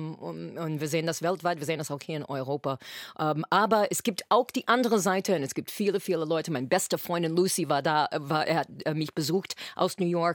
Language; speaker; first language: German; non-native, fluent; English